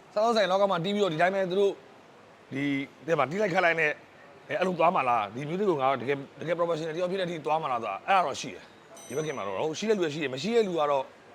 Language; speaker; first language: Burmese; native; Burmese